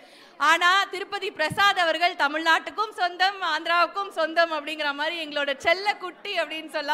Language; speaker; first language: Tamil; native; Tamil